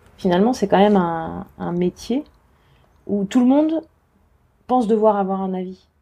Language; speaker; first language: French; native; French